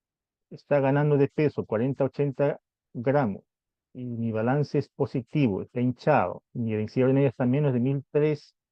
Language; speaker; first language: Spanish; native; Spanish